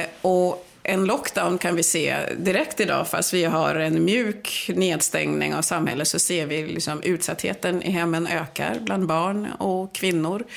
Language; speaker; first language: Swedish; early bilingual, other home language; Swahili